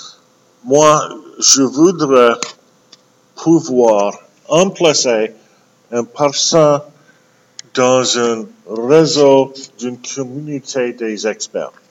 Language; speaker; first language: French; non-native, local second language; English